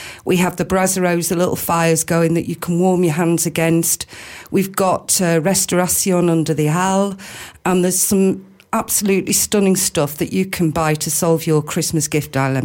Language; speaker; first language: English; native; English